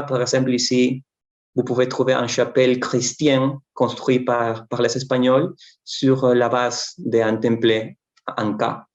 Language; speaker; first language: French; non-native, fluent; Spanish